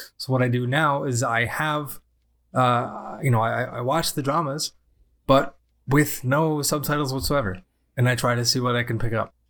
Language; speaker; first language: English; native; English